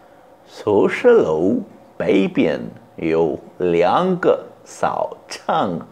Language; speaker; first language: Chinese; non-native, fluent; Hindi